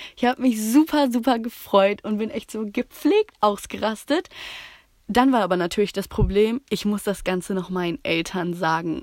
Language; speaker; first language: German; native; German